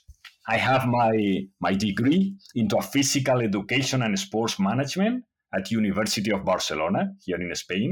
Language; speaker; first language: English; non-native, fluent; Spanish